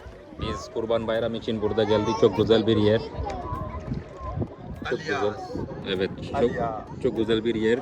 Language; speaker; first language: Turkish; non-native, learner; Bangla